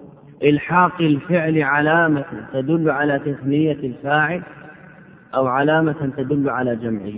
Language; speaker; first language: Arabic; native; Arabic